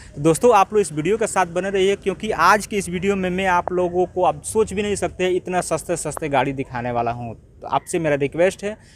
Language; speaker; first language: Hindi; native; Hindi